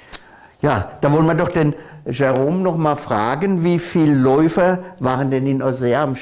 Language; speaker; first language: German; native; German